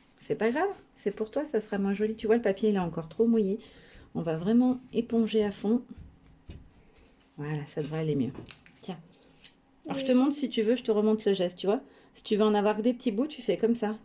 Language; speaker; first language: French; native; French